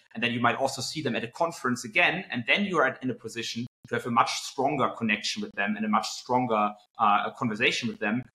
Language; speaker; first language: English; non-native, fluent; German